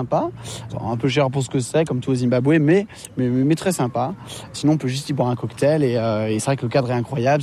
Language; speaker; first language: French; native; French